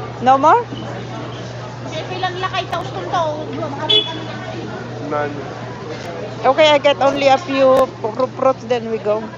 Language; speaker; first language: English; non-native, local second language; Filipino